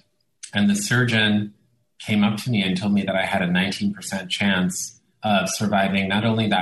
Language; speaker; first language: English; early bilingual, other home language; Italian